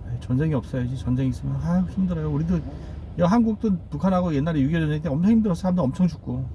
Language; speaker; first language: Korean; native; Korean